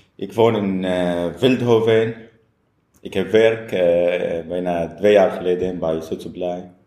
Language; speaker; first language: Dutch; non-native, learner; Arabic